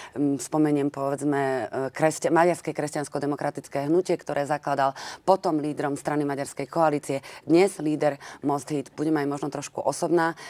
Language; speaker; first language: Slovak; native; Slovak